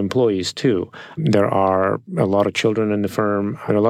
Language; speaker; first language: English; non-native, fluent; Russian